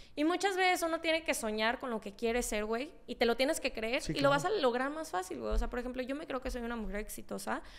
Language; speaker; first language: Spanish; native; Spanish